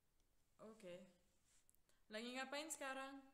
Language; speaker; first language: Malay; non-native, fluent; French